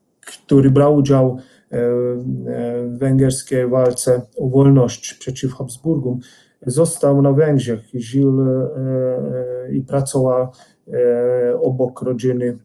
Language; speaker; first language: Polish; non-native, fluent; Hungarian